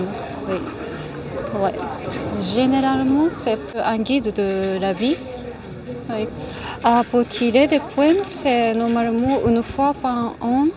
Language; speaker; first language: French; non-native, learner; Japanese